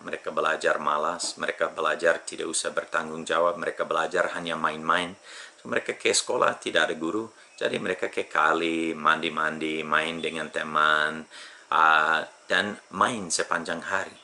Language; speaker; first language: Indonesian; non-native, fluent; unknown